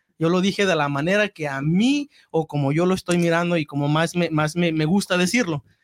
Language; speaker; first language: Spanish; early bilingual, heritage; Spanish